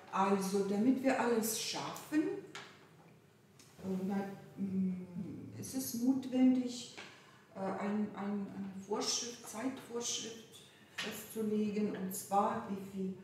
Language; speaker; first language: German; non-native, fluent; Ukrainian